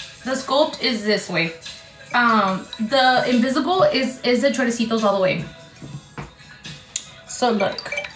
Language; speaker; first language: English; early bilingual, other home language; Spanish